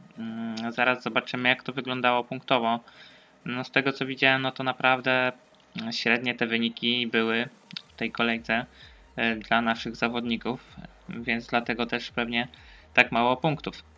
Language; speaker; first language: Polish; native; Polish